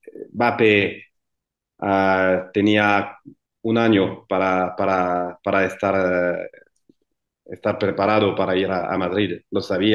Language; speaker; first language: Spanish; non-native, fluent; French